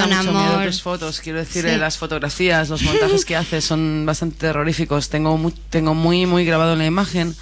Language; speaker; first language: Spanish; native; Spanish